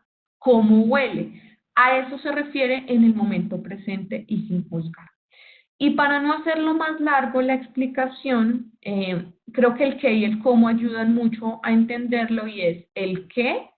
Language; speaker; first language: Spanish; native; Spanish